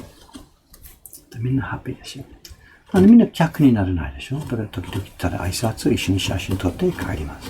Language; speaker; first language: Japanese; non-native, fluent; English